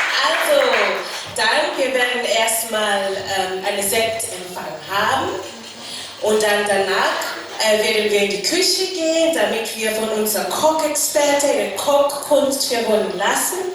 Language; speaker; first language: German; non-native, fluent; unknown